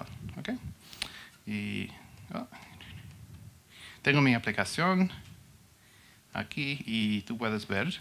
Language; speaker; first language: Spanish; non-native, learner; English